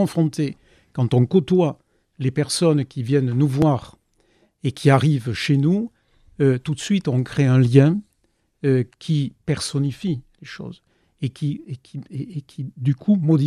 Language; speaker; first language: French; native; French